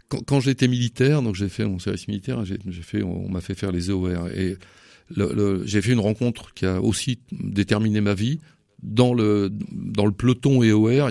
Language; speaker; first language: French; native; French